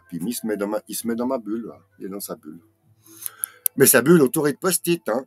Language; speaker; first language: French; native; French